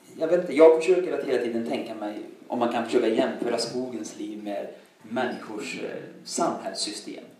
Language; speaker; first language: Swedish; native; Swedish